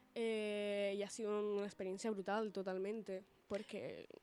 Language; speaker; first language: Spanish; early bilingual, other home language; Italian